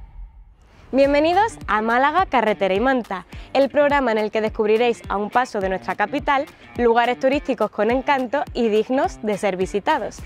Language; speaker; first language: Spanish; native; Spanish